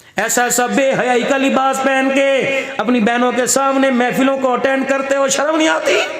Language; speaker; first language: Urdu; non-native, local second language; Punjabi